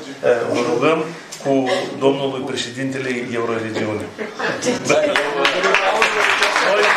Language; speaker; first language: Romanian; non-native, learner; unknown